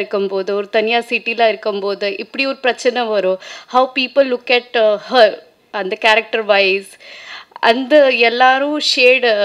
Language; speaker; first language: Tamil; non-native, fluent; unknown